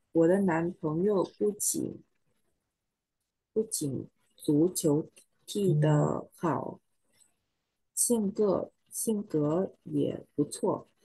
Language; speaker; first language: Chinese; non-native, learner; Vietnamese